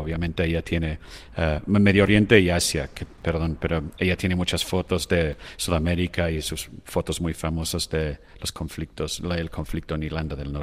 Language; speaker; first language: Spanish; non-native, fluent; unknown